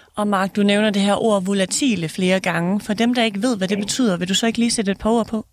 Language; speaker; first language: Danish; native; Danish